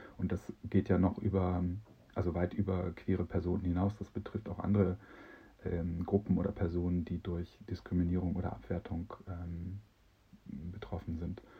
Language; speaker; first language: German; native; German